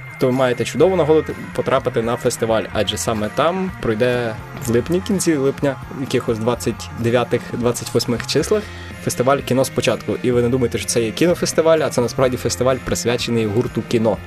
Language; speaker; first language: Ukrainian; native; Ukrainian